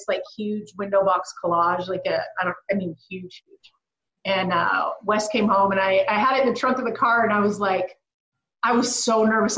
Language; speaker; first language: English; native; English